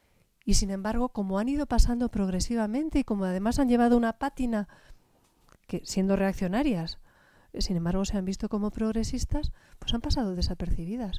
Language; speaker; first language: Spanish; native; Spanish